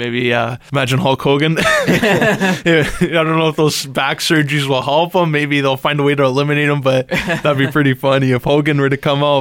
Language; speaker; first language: English; native; English